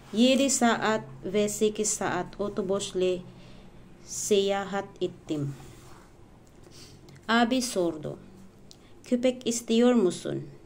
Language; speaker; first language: Turkish; non-native, learner; Filipino